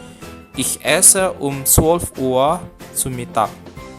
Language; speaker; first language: German; non-native, fluent; Indonesian